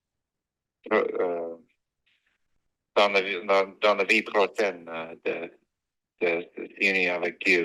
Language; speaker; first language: French; non-native, fluent; English